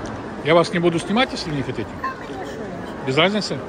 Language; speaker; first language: Russian; native; Russian